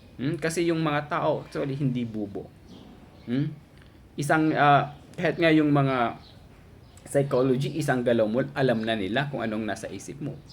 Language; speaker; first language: Filipino; native; Filipino